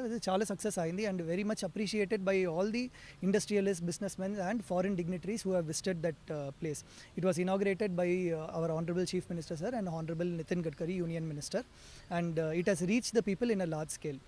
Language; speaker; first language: English; non-native, local second language; Telugu